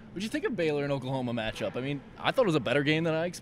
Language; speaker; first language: English; native; English